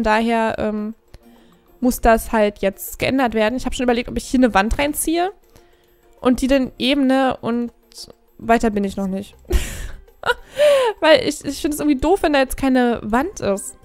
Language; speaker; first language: German; native; German